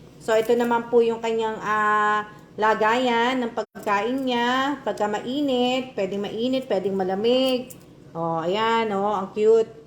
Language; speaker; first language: Filipino; native; Filipino